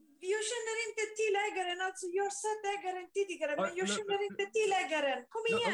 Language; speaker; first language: Swedish; non-native, learner; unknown